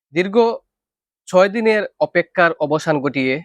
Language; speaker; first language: Bangla; non-native, local second language; Sylheti